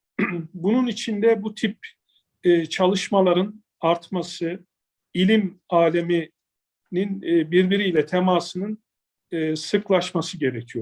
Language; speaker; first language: Turkish; native; Turkish